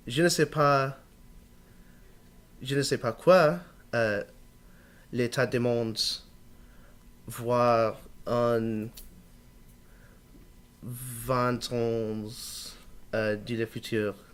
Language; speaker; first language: French; non-native, learner; English